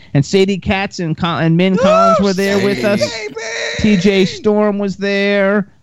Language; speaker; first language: English; native; English